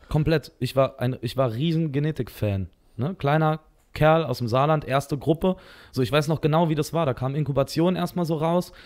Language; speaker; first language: German; native; German